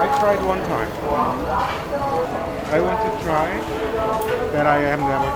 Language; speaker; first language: English; non-native, learner; Korean